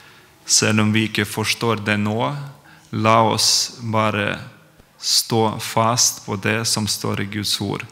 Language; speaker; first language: Swedish; non-native, fluent; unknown